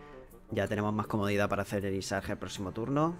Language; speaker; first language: Spanish; native; Spanish